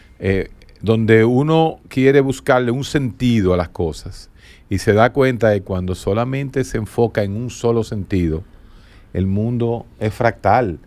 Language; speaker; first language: Spanish; native; Spanish